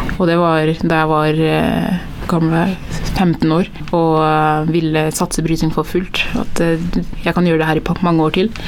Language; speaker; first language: Norwegian; early bilingual, other home language; Tigrinya